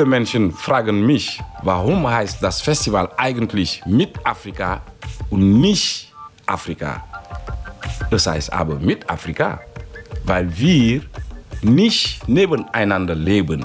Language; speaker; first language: German; non-native, fluent; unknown